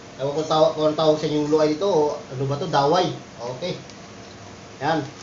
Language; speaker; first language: Filipino; non-native, local second language; Cebuano